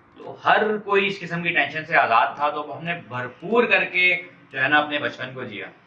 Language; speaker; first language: Urdu; non-native, local second language; Punjabi